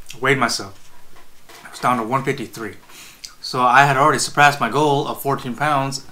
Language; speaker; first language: English; native; English